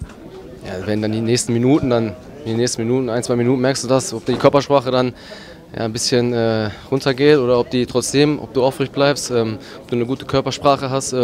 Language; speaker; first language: German; native; German